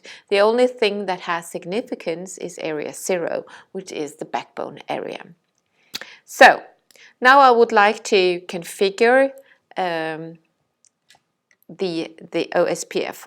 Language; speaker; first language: English; non-native, fluent; Danish